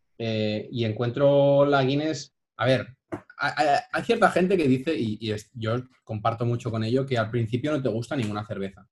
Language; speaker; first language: Spanish; native; Spanish